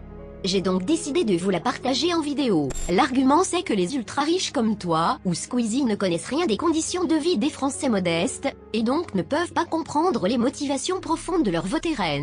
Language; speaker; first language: French; native; French